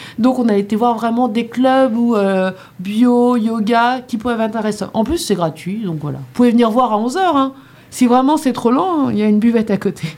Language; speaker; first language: French; native; French